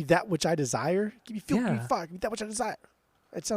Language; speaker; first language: English; native; English